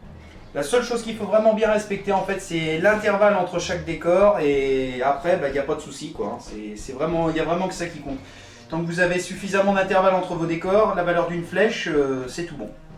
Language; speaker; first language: French; native; French